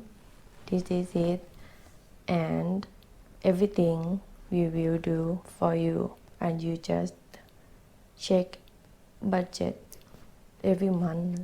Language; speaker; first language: English; non-native, learner; Thai